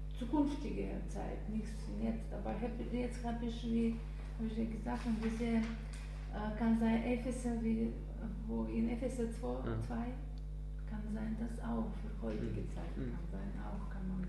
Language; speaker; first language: German; non-native, learner; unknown